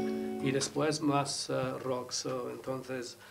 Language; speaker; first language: Spanish; non-native, learner; English